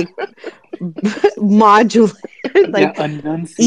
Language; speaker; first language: English; non-native, fluent; Spanish